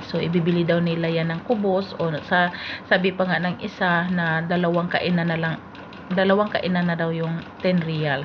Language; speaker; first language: Filipino; native; Filipino